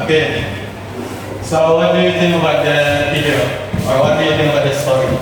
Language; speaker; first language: English; non-native, fluent; Indonesian